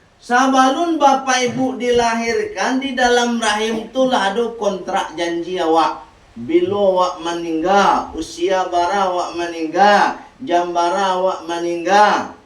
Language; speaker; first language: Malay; non-native, local second language; Minangkabau